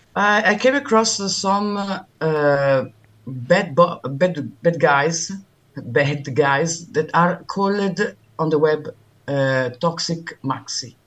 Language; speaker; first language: English; non-native, learner; Italian